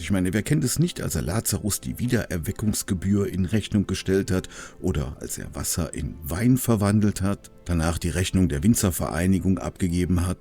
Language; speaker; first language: German; native; German